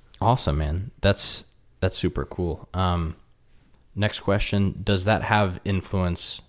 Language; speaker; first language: English; native; English